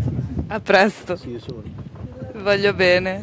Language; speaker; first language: Italian; non-native, learner; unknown